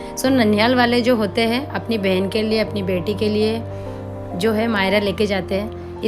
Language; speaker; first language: Hindi; non-native, local second language; Bangla